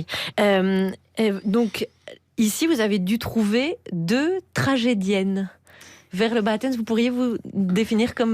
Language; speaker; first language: French; native; French